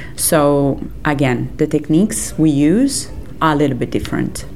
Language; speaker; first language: English; non-native, fluent; Serbian